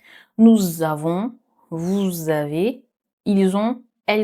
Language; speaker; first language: French; non-native, fluent; Portuguese